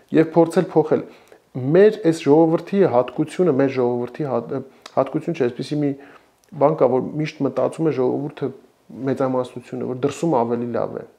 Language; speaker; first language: Armenian; native; Armenian